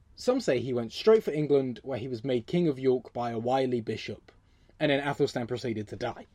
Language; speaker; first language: English; native; English